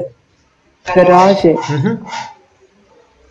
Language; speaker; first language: German; non-native, learner; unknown